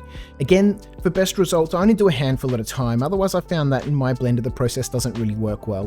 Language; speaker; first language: English; native; English